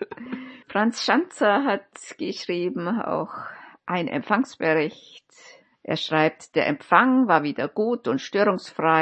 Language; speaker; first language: German; native; German